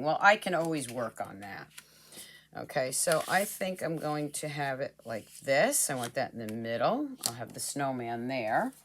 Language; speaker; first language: English; native; English